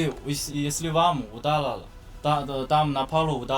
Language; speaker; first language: Russian; non-native, learner; Chinese